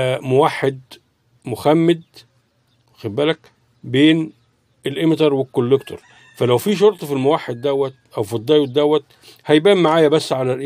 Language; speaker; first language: Arabic; native; Arabic